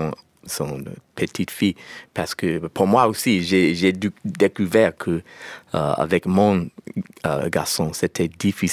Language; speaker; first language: French; non-native, learner; English